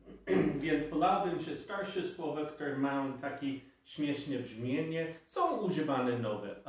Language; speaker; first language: Polish; non-native, fluent; English